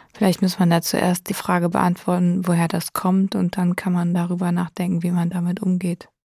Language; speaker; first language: German; native; German